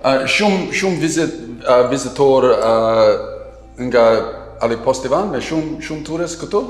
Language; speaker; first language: Albanian; non-native, learner; English